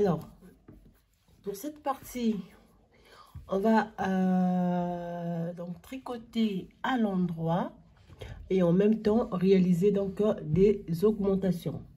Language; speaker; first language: French; non-native, local second language; Arabic